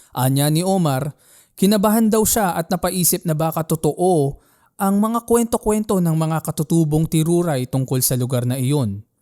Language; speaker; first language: Filipino; native; Filipino